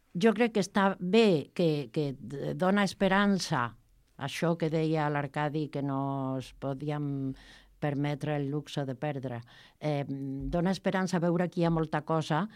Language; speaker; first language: Catalan; non-native, local second language; Spanish